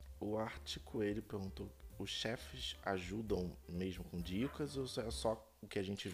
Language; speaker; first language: Portuguese; native; Portuguese